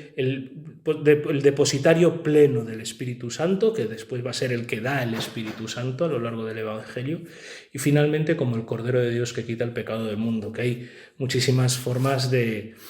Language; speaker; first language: Spanish; native; Spanish